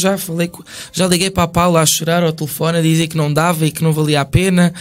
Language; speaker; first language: Portuguese; early bilingual, other home language; English